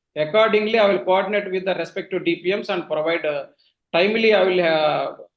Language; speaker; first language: English; non-native, local second language; Telugu